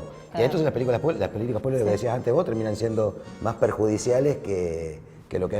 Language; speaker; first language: Spanish; native; Spanish